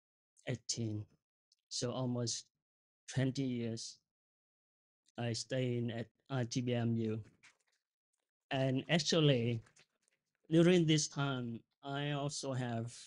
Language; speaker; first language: English; non-native, fluent; Vietnamese